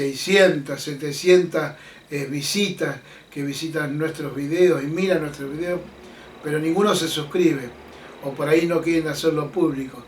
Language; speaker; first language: Spanish; native; Spanish